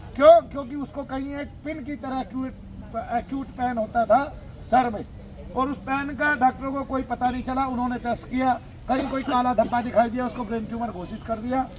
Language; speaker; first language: Hindi; native; Hindi